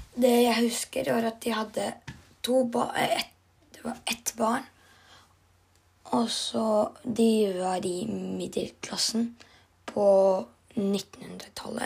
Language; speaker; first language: Norwegian; non-native, learner; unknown